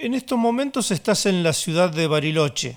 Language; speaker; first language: Spanish; native; Spanish